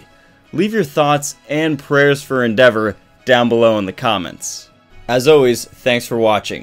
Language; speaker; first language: English; native; English